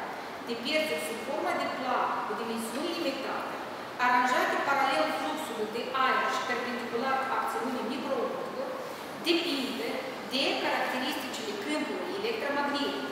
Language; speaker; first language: Romanian; native; Romanian